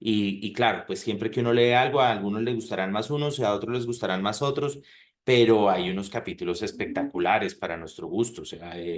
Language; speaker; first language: Spanish; native; Spanish